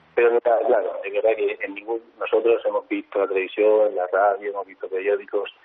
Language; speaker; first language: Spanish; native; Spanish